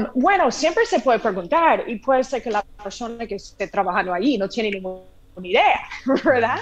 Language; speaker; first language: Spanish; non-native, fluent; English